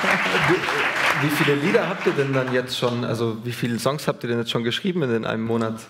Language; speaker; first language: German; native; German